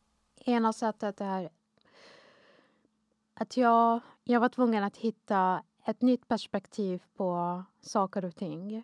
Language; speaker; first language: Swedish; non-native, fluent; Arabic